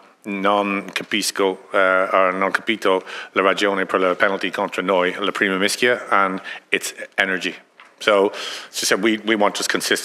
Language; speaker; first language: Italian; non-native, learner; English